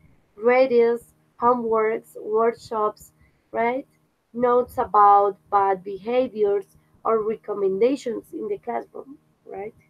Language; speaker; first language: English; non-native, fluent; Spanish